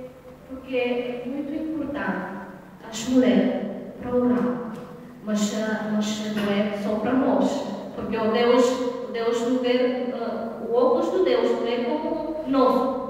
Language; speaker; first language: Portuguese; non-native, learner; Bulgarian